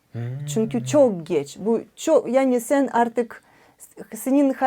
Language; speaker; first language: Turkish; non-native, learner; Russian